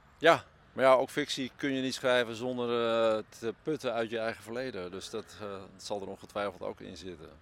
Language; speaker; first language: Dutch; native; Dutch